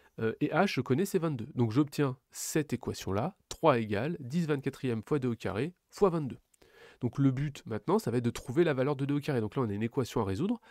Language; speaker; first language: French; native; French